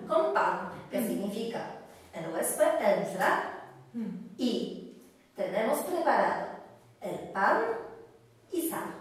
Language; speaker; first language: Spanish; non-native, fluent; Polish